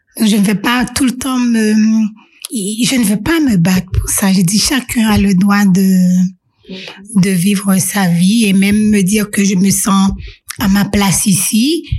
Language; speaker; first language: French; non-native, local second language; Haitian Creole